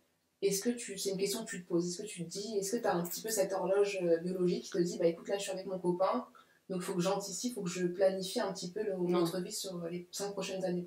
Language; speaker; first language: French; native; French